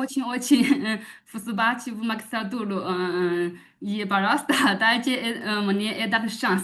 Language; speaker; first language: Russian; non-native, learner; Chinese